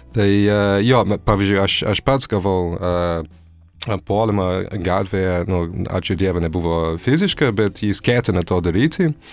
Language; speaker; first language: Lithuanian; non-native, fluent; English